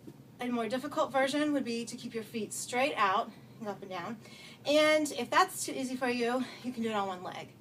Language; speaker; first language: English; native; English